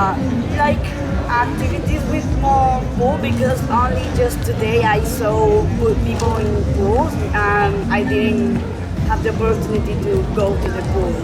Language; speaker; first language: English; non-native, learner; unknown